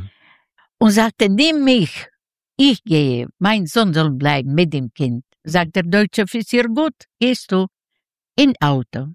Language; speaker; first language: German; non-native, learner; Yiddish